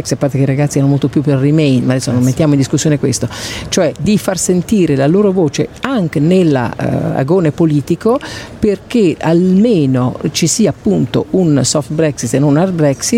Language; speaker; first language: Italian; native; Italian